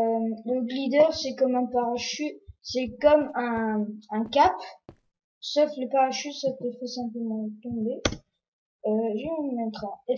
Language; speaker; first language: French; non-native, learner; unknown